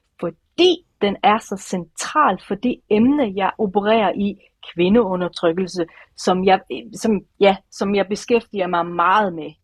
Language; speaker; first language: Danish; early bilingual, other home language; Persian